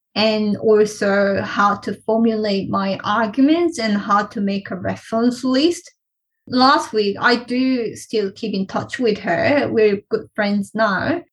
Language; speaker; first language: English; non-native, fluent; Korean